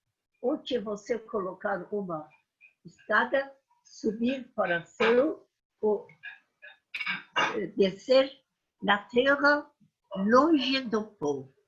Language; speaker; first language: Portuguese; non-native, fluent; Persian